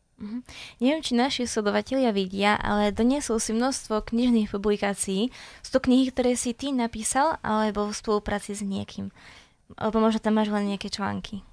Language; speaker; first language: Slovak; native; Slovak